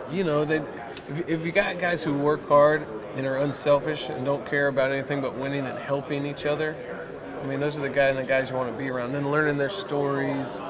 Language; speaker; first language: English; native; English